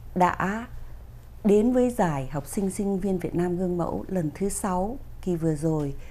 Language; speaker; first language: Vietnamese; native; Vietnamese